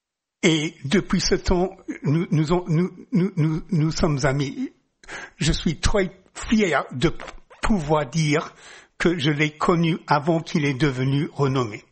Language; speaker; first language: French; non-native, fluent; English